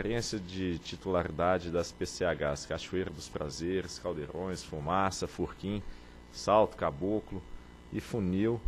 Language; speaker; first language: Portuguese; native; Portuguese